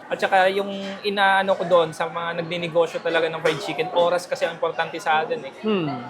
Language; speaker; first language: Filipino; native; Filipino